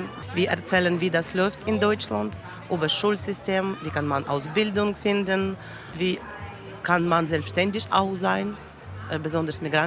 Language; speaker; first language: German; non-native, learner; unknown